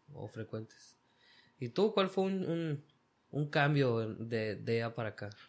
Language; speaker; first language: Spanish; native; Spanish